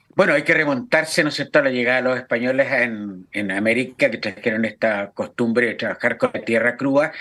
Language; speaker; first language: Spanish; native; Spanish